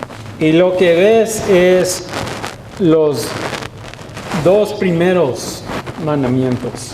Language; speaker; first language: Spanish; non-native, learner; English